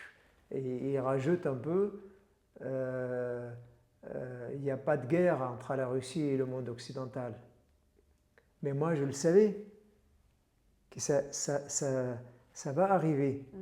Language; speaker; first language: French; non-native, fluent; Arabic